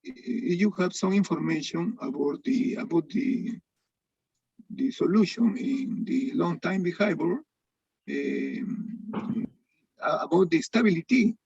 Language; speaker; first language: English; non-native, learner; Spanish